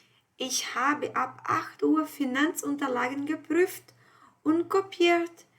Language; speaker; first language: German; non-native, fluent; Portuguese